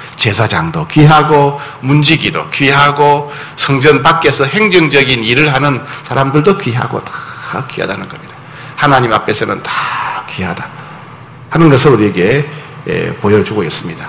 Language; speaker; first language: Korean; native; Korean